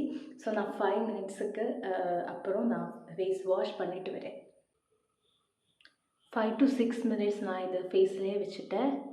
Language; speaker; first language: Tamil; non-native, learner; Malayalam